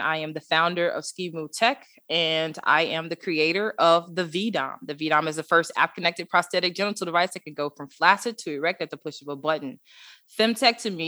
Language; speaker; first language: English; native; English